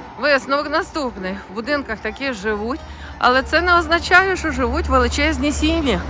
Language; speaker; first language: Ukrainian; native; Ukrainian